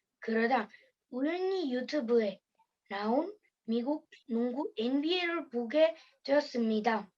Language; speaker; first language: Korean; early bilingual, heritage; Korean